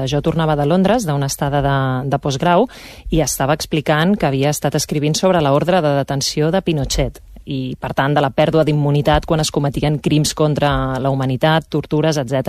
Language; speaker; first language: Catalan; native; Catalan